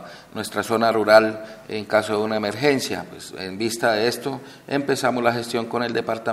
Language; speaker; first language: Spanish; native; Spanish